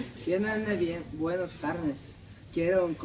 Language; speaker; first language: Spanish; non-native, learner; Norwegian